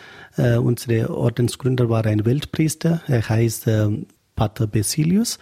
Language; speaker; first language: German; non-native, learner; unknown